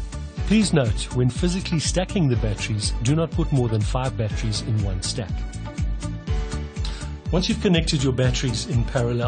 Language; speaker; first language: English; native; English